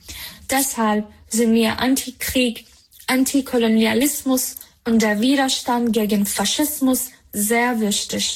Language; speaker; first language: German; non-native, fluent; Persian